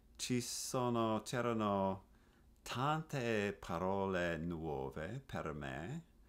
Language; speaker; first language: Italian; non-native, learner; English